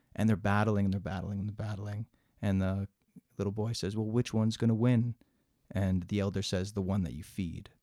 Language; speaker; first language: English; native; English